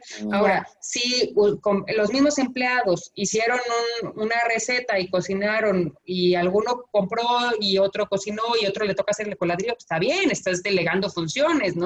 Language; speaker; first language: Spanish; native; Spanish